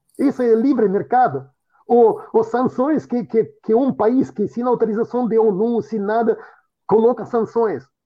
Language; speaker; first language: Portuguese; non-native, fluent; Russian